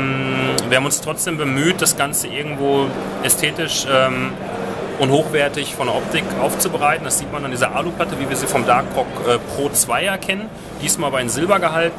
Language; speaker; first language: German; native; German